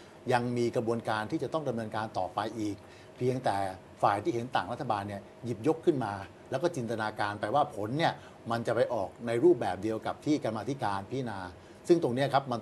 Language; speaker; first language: Thai; native; Thai